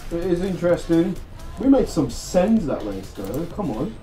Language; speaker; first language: English; native; English